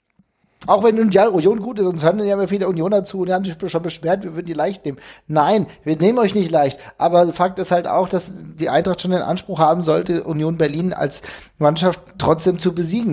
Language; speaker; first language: German; native; German